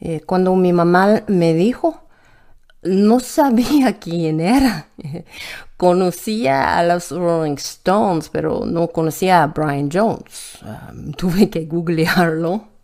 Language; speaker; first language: Spanish; non-native, learner; English